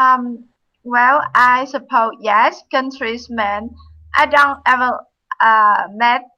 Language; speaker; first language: English; non-native, fluent; Vietnamese